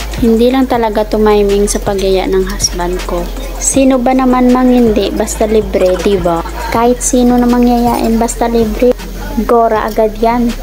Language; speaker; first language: Filipino; non-native, local second language; Hiligaynon